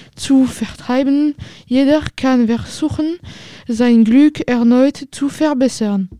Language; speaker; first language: German; non-native, learner; French